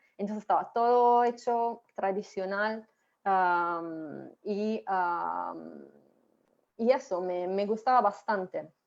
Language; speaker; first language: Spanish; non-native, fluent; Italian